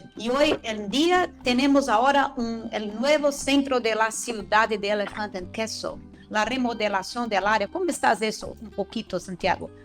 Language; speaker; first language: Spanish; non-native, fluent; Portuguese